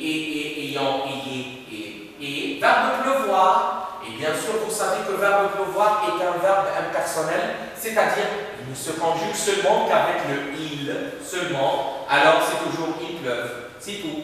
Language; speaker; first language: French; non-native, fluent; Arabic